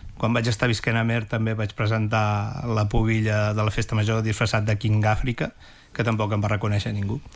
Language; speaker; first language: Catalan; native; Catalan